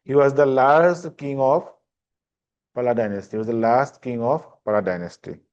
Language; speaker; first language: English; non-native, local second language; Assamese